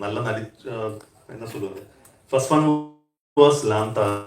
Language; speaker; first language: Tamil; non-native, learner; Malayalam